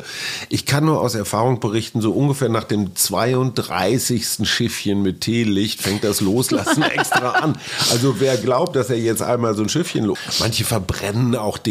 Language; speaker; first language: German; native; German